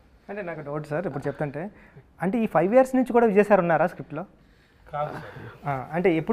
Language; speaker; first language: Telugu; native; Telugu